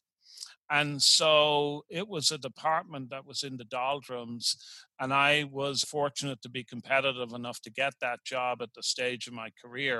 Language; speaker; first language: English; native; English